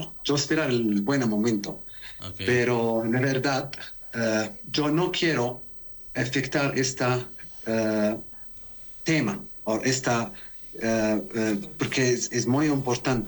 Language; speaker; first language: Spanish; non-native, learner; Arabic